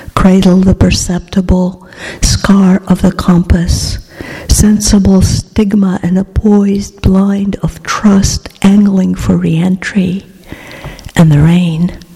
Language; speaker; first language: English; non-native, fluent; Greek